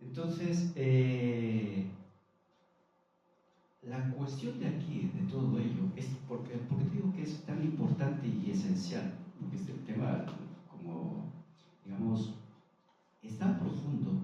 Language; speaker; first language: Spanish; native; Spanish